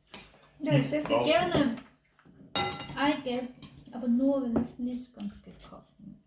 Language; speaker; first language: German; non-native, learner; Korean